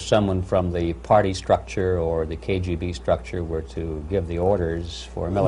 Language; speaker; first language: English; native; English